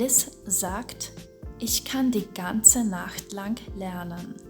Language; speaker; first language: German; non-native, fluent; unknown